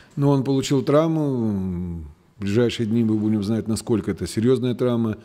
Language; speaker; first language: Russian; native; Russian